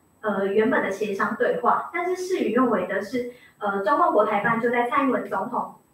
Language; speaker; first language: Chinese; native; Chinese